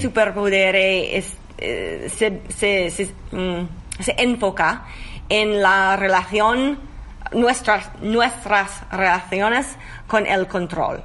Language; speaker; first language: Spanish; non-native, learner; English